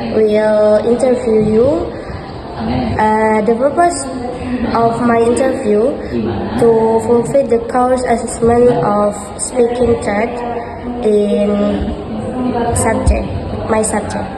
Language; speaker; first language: English; non-native, learner; Indonesian